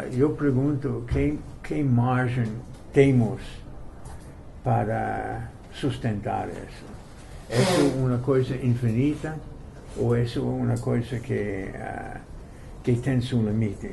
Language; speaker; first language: Portuguese; non-native, fluent; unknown